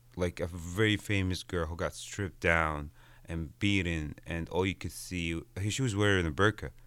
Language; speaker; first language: English; non-native, fluent; Arabic